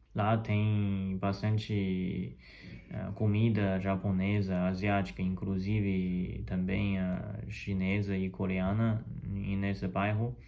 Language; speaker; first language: Portuguese; non-native, fluent; Chinese